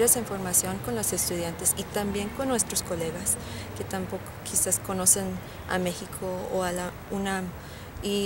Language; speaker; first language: Spanish; early bilingual, heritage; Spanish